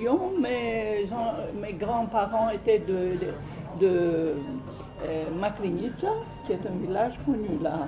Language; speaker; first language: French; non-native, fluent; Greek